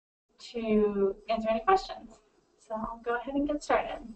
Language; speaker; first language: English; native; English